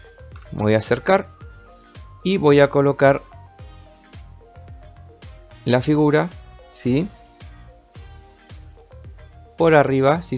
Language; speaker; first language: Spanish; native; Spanish